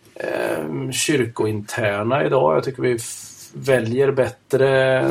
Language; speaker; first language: Swedish; native; Swedish